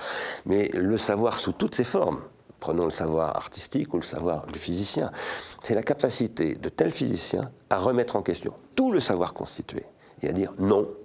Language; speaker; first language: French; native; French